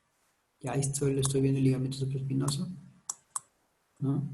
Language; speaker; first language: Spanish; native; Spanish